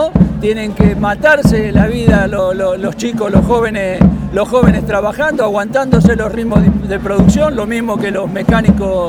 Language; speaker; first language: Spanish; native; Spanish